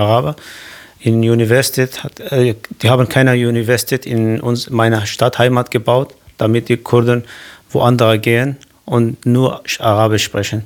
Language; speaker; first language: German; non-native, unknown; Kurdish